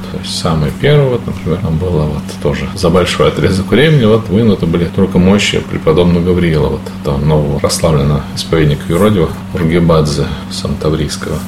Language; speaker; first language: Russian; native; Russian